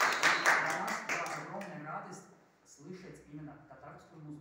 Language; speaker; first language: Russian; native; Russian